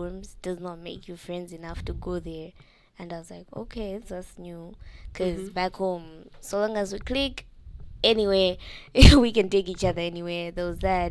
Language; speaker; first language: English; non-native, local second language; Nyanja